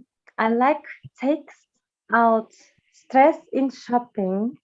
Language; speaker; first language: English; non-native, learner; Russian